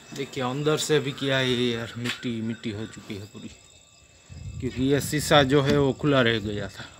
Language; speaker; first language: Hindi; non-native, local second language; Gujarati